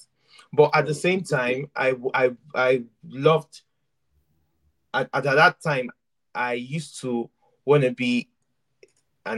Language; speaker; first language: English; non-native, local second language; Yoruba